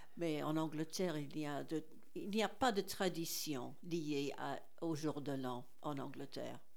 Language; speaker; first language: French; non-native, fluent; English